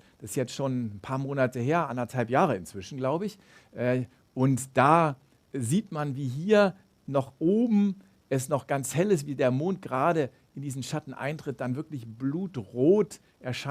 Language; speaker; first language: German; native; German